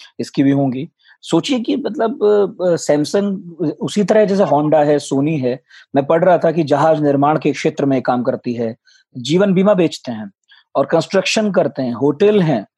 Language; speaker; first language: Hindi; native; Hindi